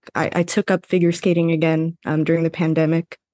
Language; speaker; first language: English; non-native, fluent; Filipino